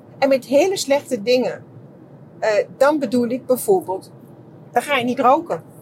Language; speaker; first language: Dutch; non-native, fluent; Czech